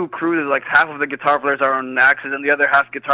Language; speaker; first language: English; non-native, fluent; Greek